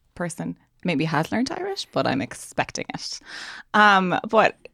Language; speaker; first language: English; native; English